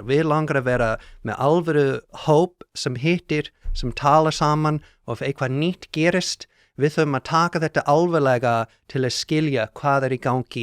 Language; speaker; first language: Icelandic; non-native, learner; English